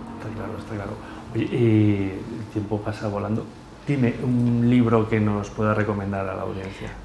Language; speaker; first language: Spanish; native; Spanish